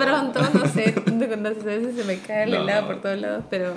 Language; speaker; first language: Spanish; early bilingual, heritage; Spanish